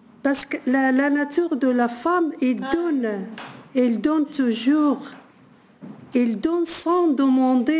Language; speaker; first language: French; non-native, learner; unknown